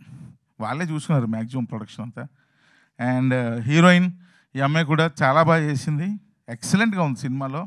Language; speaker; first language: Telugu; native; Telugu